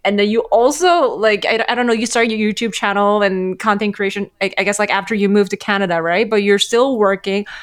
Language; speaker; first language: English; non-native, fluent; Korean